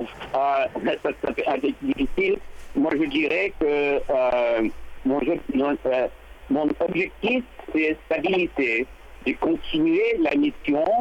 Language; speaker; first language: French; non-native, learner; English